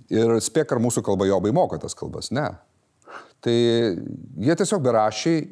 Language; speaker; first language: Lithuanian; native; Lithuanian